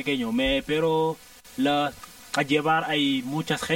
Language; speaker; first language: Spanish; non-native, learner; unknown